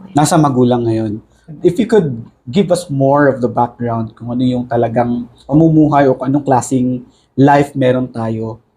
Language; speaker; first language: Filipino; native; Filipino